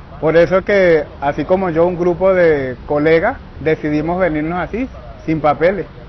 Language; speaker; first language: Spanish; native; Spanish